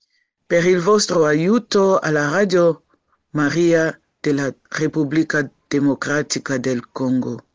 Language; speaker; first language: Italian; non-native, learner; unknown